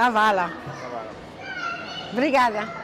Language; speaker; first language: Portuguese; non-native, fluent; French